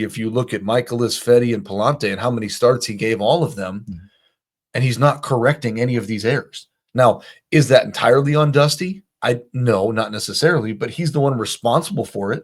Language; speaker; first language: English; native; English